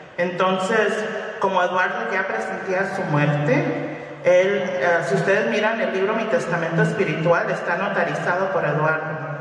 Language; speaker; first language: Spanish; early bilingual, heritage; Spanish